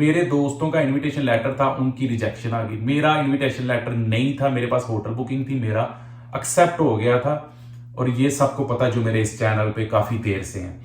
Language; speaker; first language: Urdu; non-native, local second language; Punjabi